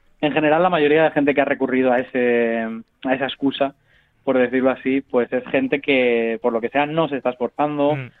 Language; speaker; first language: Spanish; native; Spanish